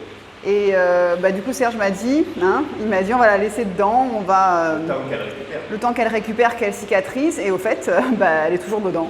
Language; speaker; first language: French; native; French